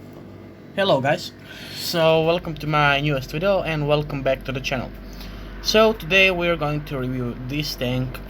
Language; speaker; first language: English; non-native, fluent; Croatian